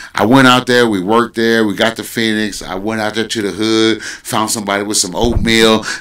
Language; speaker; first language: English; native; English